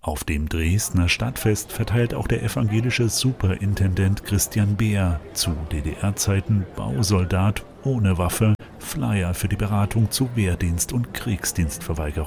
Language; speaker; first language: German; native; German